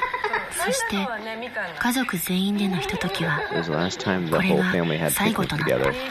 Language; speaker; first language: Japanese; native; Japanese